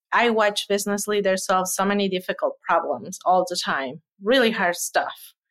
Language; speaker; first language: English; non-native, fluent; Spanish